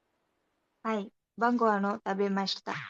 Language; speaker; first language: Japanese; non-native, learner; Malay